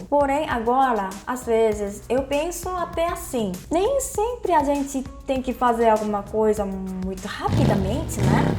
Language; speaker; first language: Portuguese; non-native, fluent; Korean